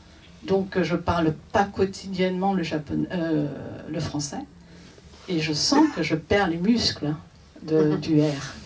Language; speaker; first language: French; non-native, fluent; Japanese